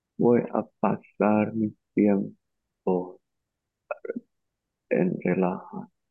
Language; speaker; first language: Spanish; non-native, learner; Chinese